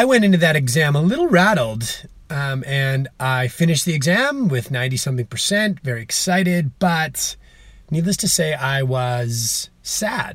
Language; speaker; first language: English; native; English